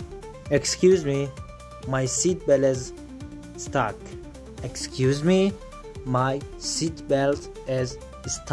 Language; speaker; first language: English; non-native, fluent; Persian